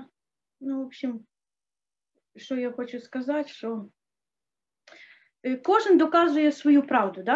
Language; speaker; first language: Russian; non-native, local second language; Ukrainian